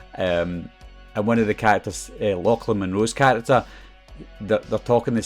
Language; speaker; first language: English; native; English